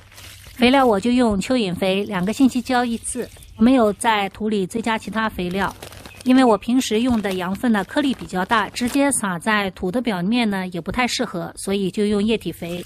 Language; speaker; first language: Chinese; native; Chinese